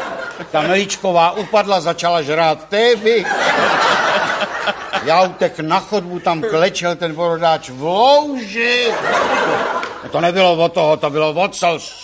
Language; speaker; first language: Czech; native; Czech